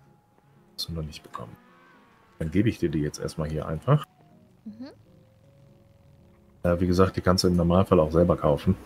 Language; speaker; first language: German; native; German